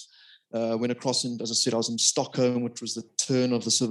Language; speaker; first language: English; native; English